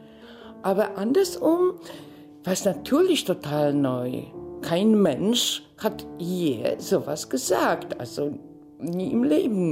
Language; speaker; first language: German; non-native, fluent; Polish